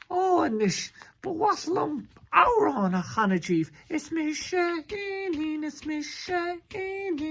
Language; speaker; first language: Irish; non-native, local second language; English